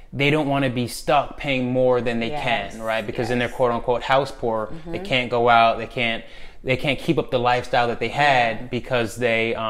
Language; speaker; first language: English; native; English